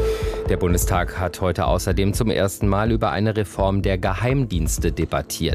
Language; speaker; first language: German; native; German